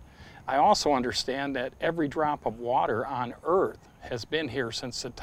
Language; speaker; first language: English; native; English